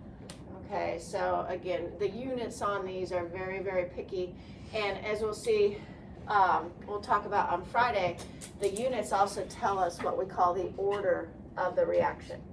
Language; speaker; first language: English; native; English